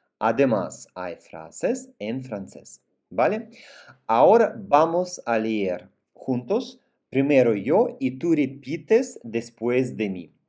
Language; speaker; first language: Spanish; non-native, fluent; Russian